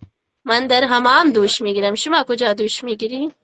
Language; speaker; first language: Persian; non-native, learner; Urdu